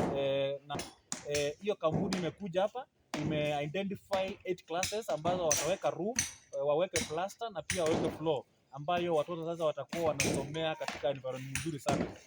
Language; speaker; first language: Swahili; non-native, local second language; Kamba